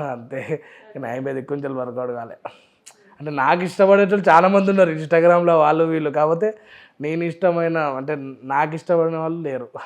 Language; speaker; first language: Telugu; non-native, local second language; Urdu